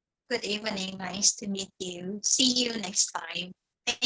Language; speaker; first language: English; non-native, fluent; Indonesian